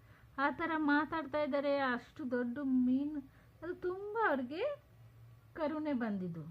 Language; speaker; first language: Kannada; non-native, local second language; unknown